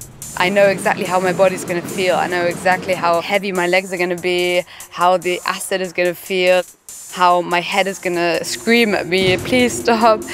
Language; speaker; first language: English; non-native, fluent; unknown